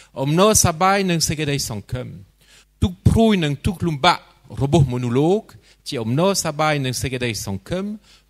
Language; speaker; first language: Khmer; non-native, fluent; French